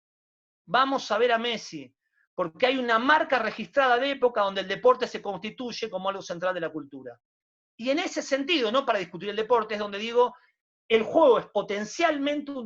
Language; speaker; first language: Spanish; native; Spanish